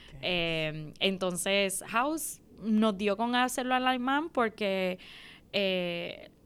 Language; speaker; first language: Spanish; native; Spanish